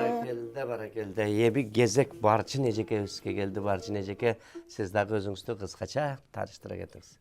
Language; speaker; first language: Kyrgyz; native; Kyrgyz